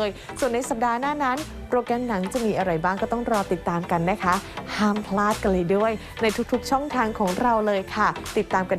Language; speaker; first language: Thai; native; Thai